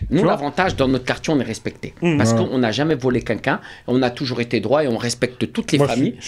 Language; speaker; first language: French; native; French